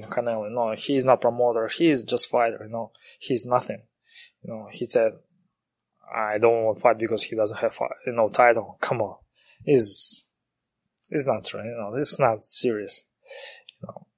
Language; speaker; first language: English; non-native, learner; Kazakh